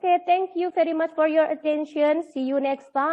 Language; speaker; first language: English; non-native, learner; Indonesian